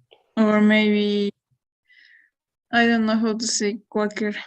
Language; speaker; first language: English; non-native, learner; Spanish